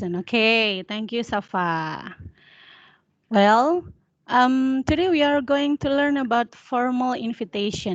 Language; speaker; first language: English; non-native, fluent; Indonesian